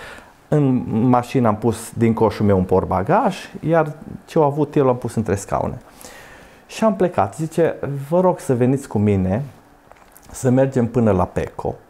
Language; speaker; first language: Romanian; native; Romanian